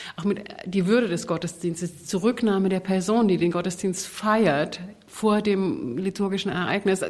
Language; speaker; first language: German; native; German